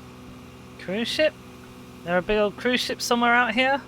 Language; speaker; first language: English; native; English